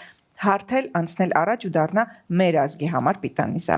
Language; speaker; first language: Armenian; native; Armenian